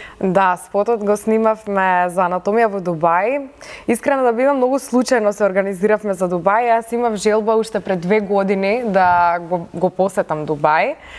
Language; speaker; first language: Macedonian; native; Macedonian